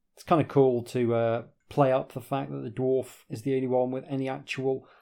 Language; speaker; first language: English; native; English